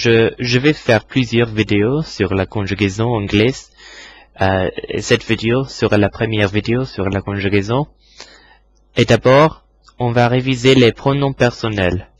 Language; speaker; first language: French; non-native, fluent; English